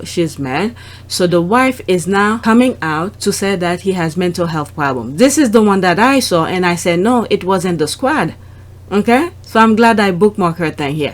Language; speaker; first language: English; non-native, fluent; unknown